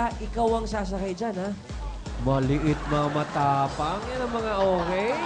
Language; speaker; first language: Filipino; native; Filipino